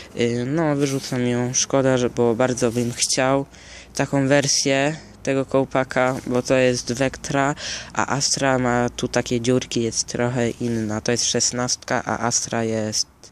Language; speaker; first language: Polish; early bilingual, heritage; Polish